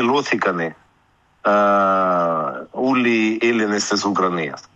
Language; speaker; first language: Greek; early bilingual, heritage; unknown